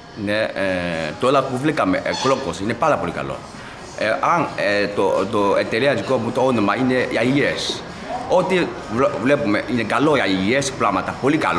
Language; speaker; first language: Greek; non-native, learner; Chinese